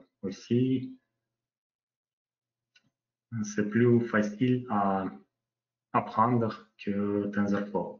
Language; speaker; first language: French; non-native, learner; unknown